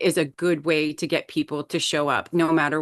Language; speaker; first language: English; native; English